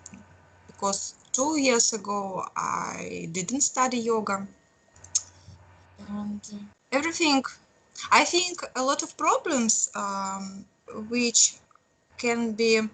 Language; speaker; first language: English; non-native, learner; Russian